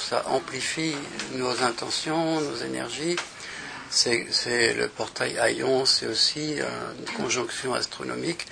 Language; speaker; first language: French; native; French